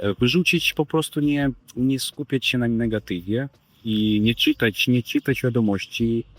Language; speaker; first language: Polish; non-native, fluent; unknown